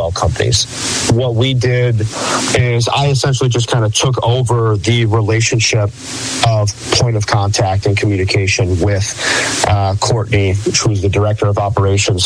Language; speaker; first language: English; native; English